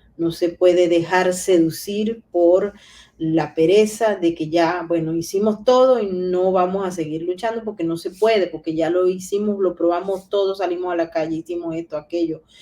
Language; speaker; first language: Spanish; native; Spanish